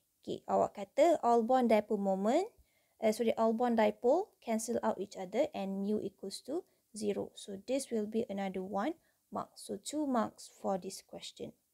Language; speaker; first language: English; non-native, local second language; Malay